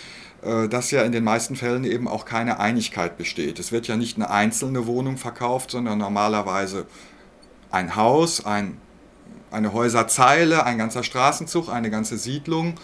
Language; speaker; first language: German; native; German